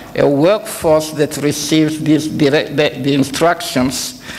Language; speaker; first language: English; non-native, fluent; Kongo